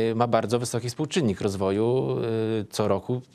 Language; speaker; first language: Polish; native; Polish